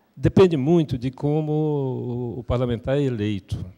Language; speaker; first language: Portuguese; native; Portuguese